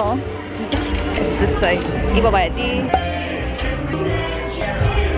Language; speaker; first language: Korean; native; Korean